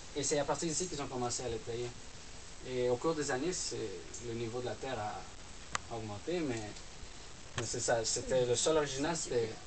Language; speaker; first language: French; non-native, fluent; Spanish